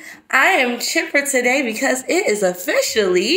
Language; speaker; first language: English; native; English